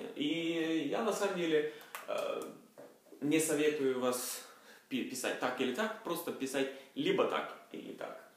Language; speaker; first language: Russian; non-native, fluent; Norwegian